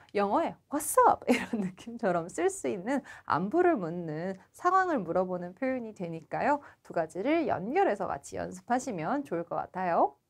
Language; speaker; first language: Korean; native; Korean